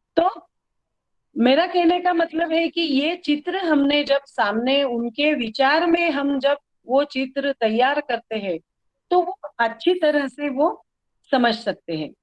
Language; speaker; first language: Hindi; non-native, local second language; Marathi